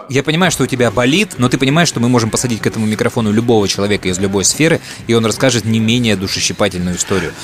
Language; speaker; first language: Russian; native; Russian